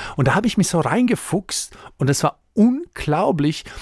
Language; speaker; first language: German; non-native, fluent; Croatian